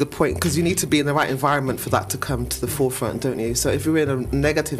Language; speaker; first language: English; native; English